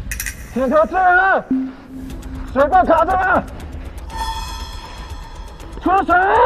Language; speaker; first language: Chinese; native; Chinese